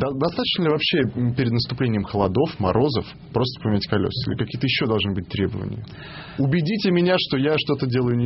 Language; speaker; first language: Russian; native; Russian